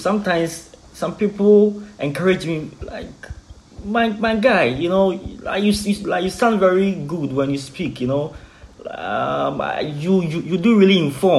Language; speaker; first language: English; non-native, local second language; Akan